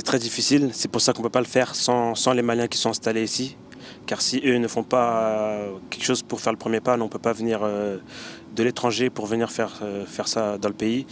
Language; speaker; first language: French; early bilingual, other home language; Bambara